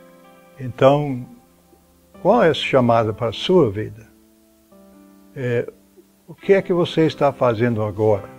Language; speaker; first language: Portuguese; non-native, fluent; English